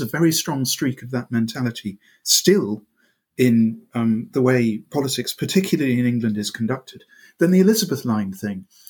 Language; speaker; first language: English; native; English